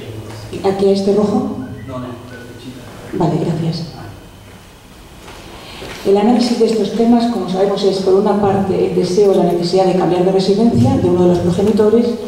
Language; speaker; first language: Spanish; native; Spanish